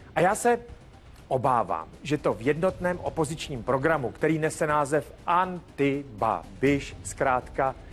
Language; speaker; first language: Czech; native; Czech